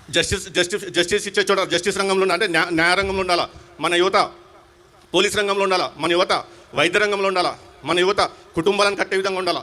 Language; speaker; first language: Telugu; non-native, local second language; Hindi